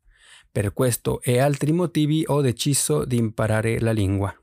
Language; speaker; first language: Italian; non-native, learner; Spanish